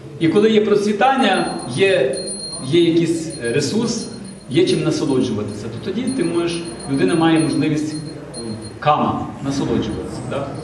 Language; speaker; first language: Ukrainian; non-native, local second language; Russian